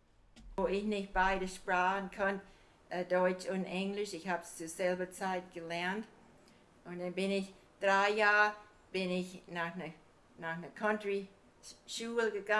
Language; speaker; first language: German; early bilingual, heritage; German